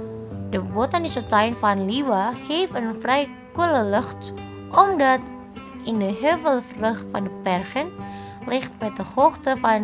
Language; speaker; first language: Dutch; non-native, fluent; Indonesian